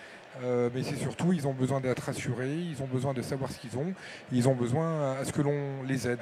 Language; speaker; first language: French; native; French